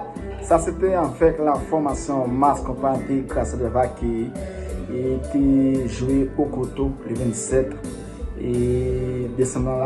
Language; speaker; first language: French; non-native, local second language; Haitian Creole